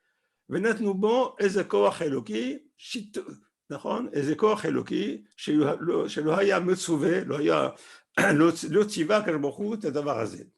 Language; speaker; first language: Hebrew; non-native, fluent; French